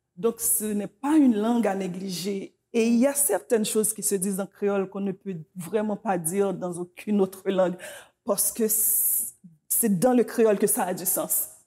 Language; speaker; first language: French; non-native, local second language; Haitian Creole